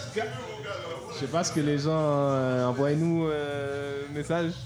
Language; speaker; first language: French; native; French